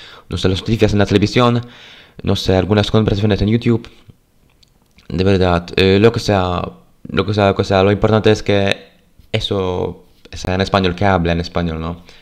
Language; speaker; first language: Spanish; non-native, fluent; Polish